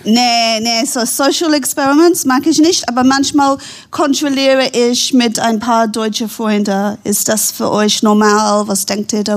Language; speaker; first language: German; non-native, fluent; English